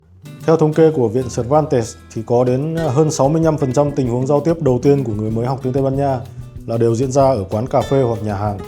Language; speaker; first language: Vietnamese; native; Vietnamese